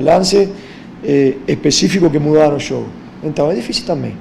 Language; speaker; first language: Portuguese; non-native, fluent; Spanish